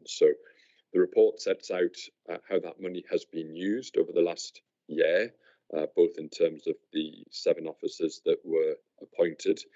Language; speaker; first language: English; native; English